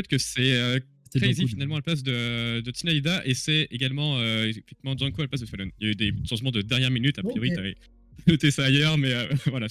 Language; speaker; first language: French; native; French